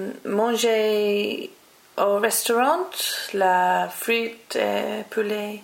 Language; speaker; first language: French; non-native, learner; English